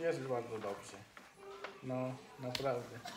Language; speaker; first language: Polish; non-native, learner; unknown